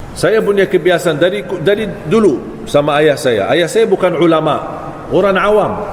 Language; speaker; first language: Malay; non-native, fluent; Arabic